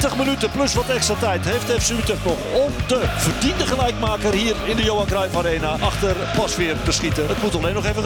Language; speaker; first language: Dutch; native; Dutch